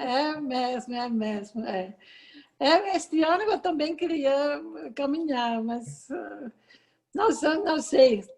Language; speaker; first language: Portuguese; non-native, fluent; Dutch